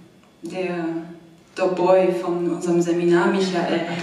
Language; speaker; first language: German; non-native, fluent; Korean